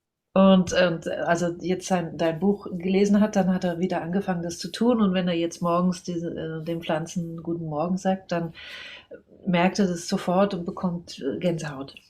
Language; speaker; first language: German; non-native, fluent; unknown